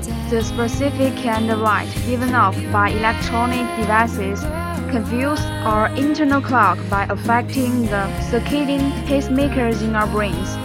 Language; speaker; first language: English; non-native, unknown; Chinese